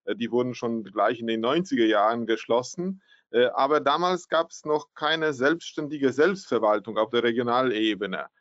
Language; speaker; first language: German; non-native, fluent; Polish